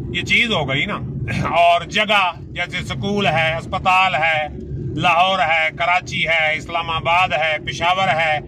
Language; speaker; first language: Urdu; native; Urdu